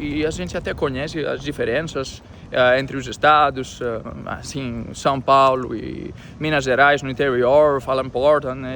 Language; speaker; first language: Portuguese; non-native, fluent; Greek